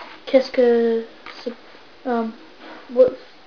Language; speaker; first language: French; non-native, learner; English